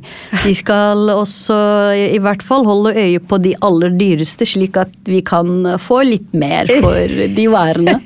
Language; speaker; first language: Norwegian; non-native, fluent; Turkish